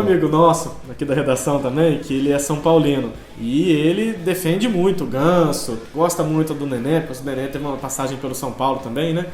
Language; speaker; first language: Portuguese; native; Portuguese